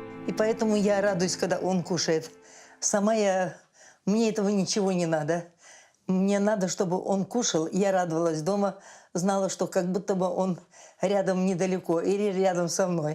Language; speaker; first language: Russian; non-native, local second language; Azerbaijani